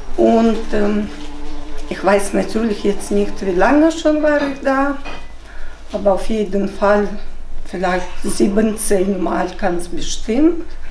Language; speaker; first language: German; non-native, fluent; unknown